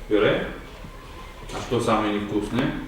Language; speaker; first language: Russian; native; Russian